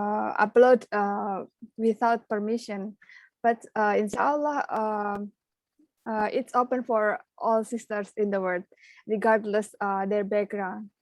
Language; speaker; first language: English; non-native, learner; Indonesian